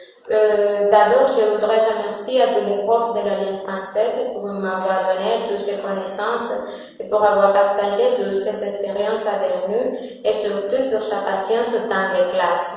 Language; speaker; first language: French; non-native, fluent; Spanish